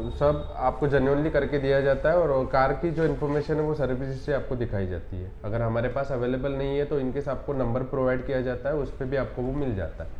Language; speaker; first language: Hindi; non-native, local second language; Marathi